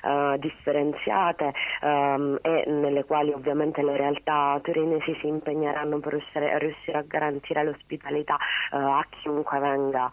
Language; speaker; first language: Italian; native; Italian